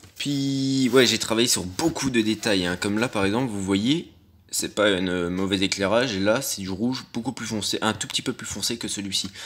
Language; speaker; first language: French; native; French